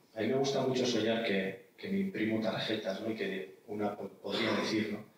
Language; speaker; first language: Spanish; native; Spanish